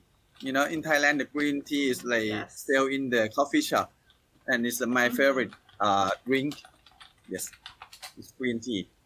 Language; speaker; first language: English; non-native, learner; Thai